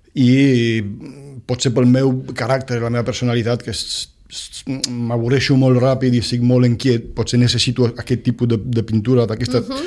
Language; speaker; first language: Catalan; non-native, fluent; Romanian